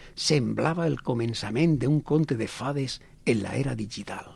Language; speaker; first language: Catalan; non-native, local second language; Spanish